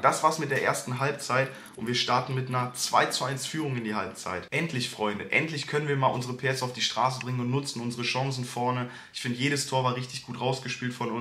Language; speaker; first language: German; native; German